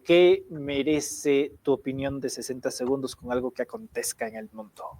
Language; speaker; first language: Spanish; native; Spanish